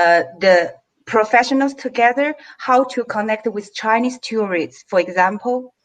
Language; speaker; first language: English; non-native, fluent; Chinese